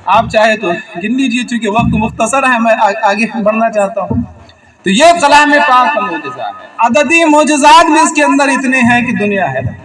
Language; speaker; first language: Urdu; native; Urdu